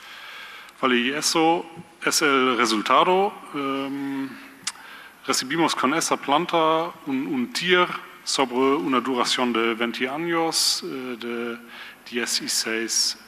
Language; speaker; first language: Spanish; non-native, learner; German